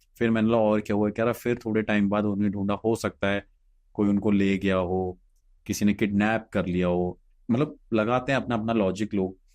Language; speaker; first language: Hindi; native; Hindi